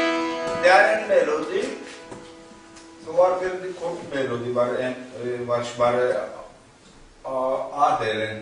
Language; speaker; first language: Norwegian; non-native, learner; Baluchi